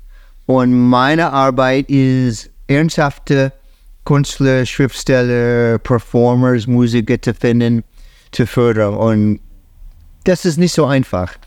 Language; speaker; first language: German; non-native, fluent; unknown